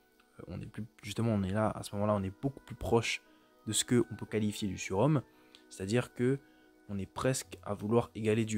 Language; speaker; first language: French; native; French